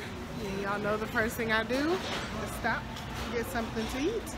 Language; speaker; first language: English; native; English